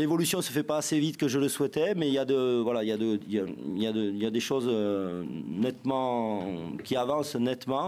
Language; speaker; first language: French; native; French